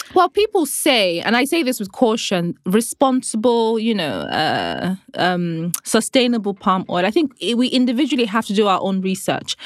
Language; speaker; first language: English; non-native, local second language; Igbo